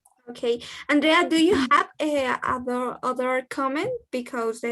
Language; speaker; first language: English; non-native, learner; Spanish